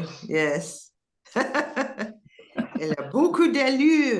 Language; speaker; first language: French; non-native, learner; English